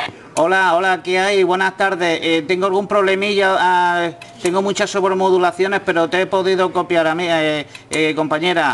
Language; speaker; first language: Spanish; native; Spanish